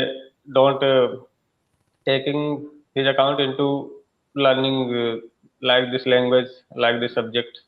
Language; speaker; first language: English; non-native, learner; Hindi